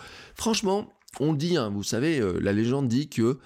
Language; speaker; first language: French; native; French